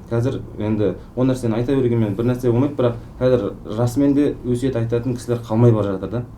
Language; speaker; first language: Kazakh; native; Kazakh